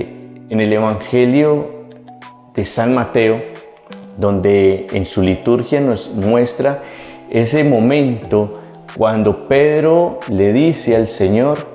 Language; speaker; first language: Spanish; native; Spanish